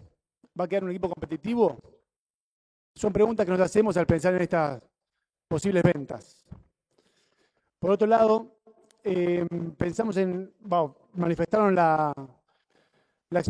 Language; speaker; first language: Spanish; native; Spanish